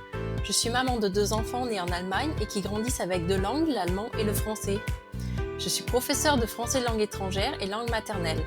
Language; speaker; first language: French; native; French